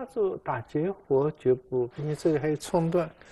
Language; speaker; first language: Chinese; native; Chinese